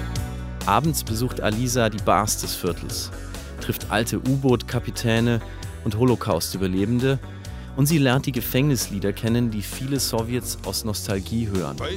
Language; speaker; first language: German; native; German